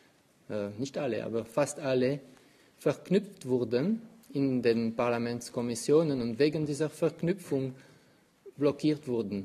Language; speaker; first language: German; non-native, local second language; French